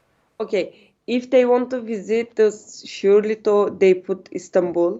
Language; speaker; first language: English; non-native, learner; Turkish